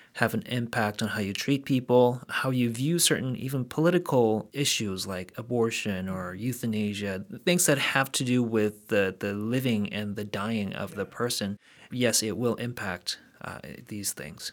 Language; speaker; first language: English; early bilingual, other home language; Korean